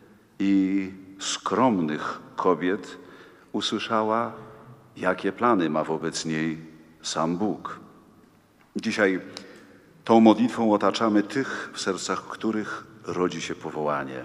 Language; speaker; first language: Polish; native; Polish